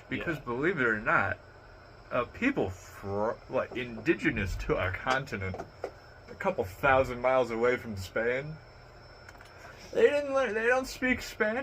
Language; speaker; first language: English; native; English